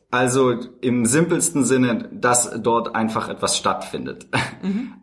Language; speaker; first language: German; native; German